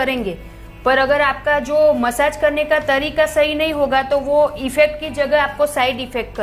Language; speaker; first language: Hindi; native; Hindi